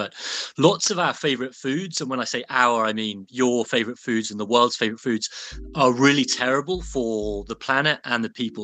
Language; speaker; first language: English; native; English